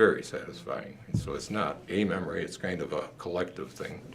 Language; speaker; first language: English; native; English